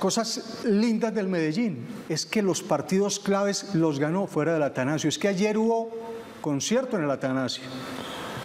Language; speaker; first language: Spanish; native; Spanish